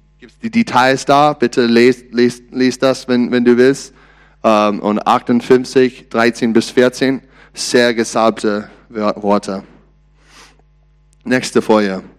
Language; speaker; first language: German; non-native, learner; English